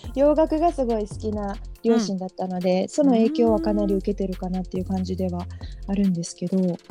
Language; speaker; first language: Japanese; native; Japanese